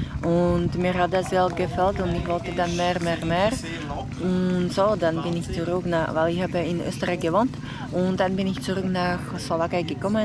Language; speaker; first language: German; non-native, learner; Slovak